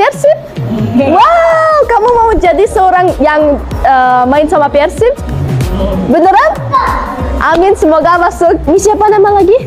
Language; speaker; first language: Indonesian; non-native, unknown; German